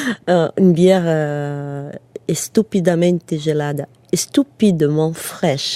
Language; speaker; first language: French; non-native, fluent; Portuguese